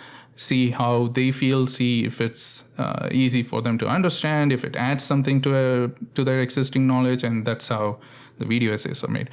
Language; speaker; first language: English; non-native, local second language; Tamil